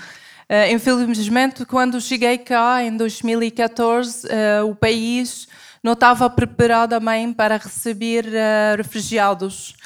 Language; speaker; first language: Portuguese; non-native, fluent; Arabic